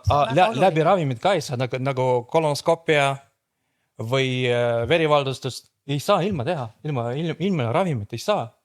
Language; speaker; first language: Estonian; non-native, fluent; Russian